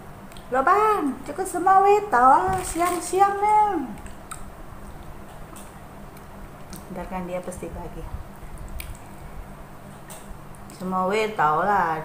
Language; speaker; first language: Chinese; non-native, learner; Indonesian